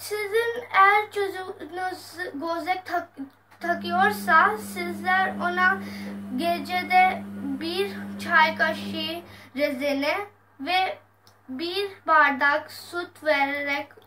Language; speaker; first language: Turkish; non-native, learner; Urdu